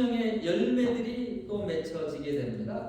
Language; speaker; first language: Korean; native; Korean